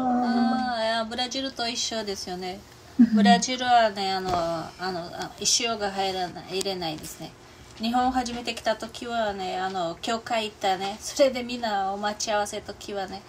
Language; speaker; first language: Japanese; non-native, learner; Portuguese